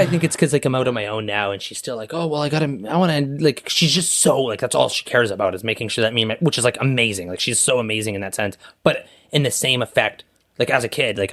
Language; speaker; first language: English; native; English